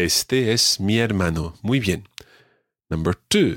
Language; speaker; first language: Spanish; non-native, fluent; English